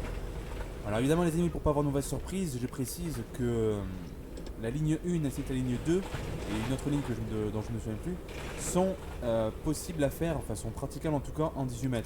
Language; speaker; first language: French; native; French